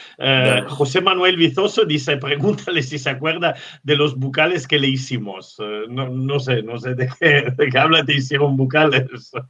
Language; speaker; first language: Spanish; non-native, fluent; Italian